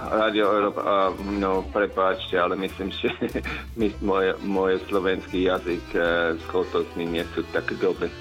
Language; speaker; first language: Slovak; non-native, learner; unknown